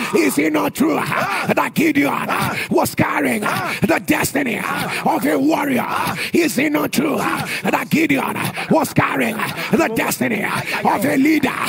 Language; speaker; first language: English; non-native, local second language; Igbo